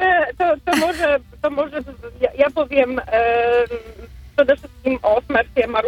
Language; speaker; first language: Polish; native; Polish